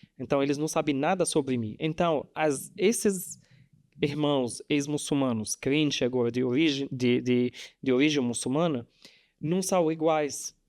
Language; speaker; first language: Portuguese; non-native, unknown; Arabic